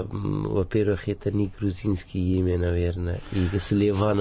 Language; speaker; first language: Russian; non-native, fluent; Persian